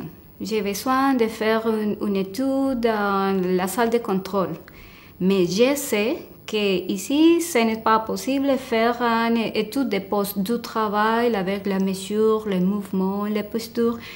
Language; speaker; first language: French; non-native, fluent; Spanish